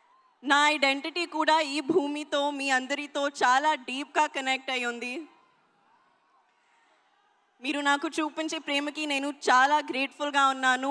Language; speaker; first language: Telugu; non-native, learner; Hindi